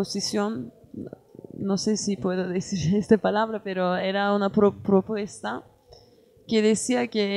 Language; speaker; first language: Spanish; non-native, learner; Kurdish